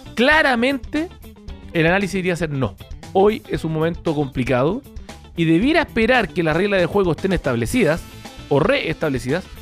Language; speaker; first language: Spanish; native; Spanish